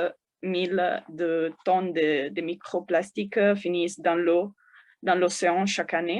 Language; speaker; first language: French; non-native, learner; Spanish